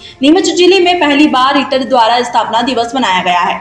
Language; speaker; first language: Hindi; native; Hindi